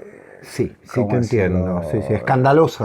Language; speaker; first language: Spanish; native; Spanish